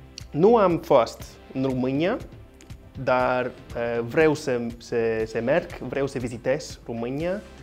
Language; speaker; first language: Romanian; non-native, learner; English